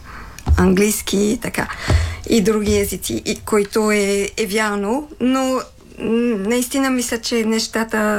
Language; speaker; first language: Bulgarian; non-native, fluent; French